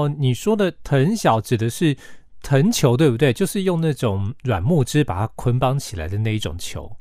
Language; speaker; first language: Chinese; native; Chinese